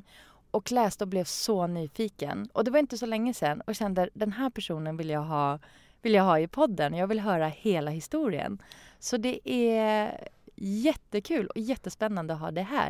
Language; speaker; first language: Swedish; non-native, fluent; Persian